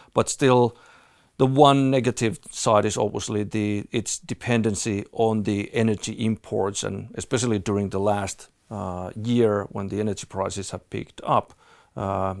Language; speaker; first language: English; non-native, fluent; Finnish